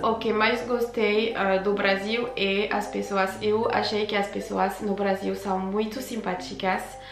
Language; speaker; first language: Spanish; non-native, fluent; French